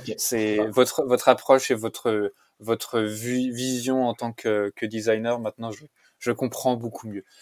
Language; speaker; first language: French; native; French